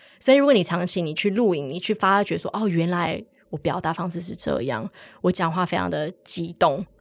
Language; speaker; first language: Chinese; early bilingual, heritage; Chinese